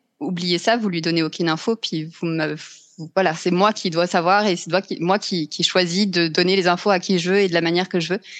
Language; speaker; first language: French; native; French